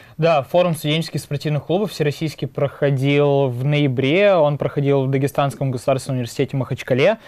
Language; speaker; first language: Russian; native; Russian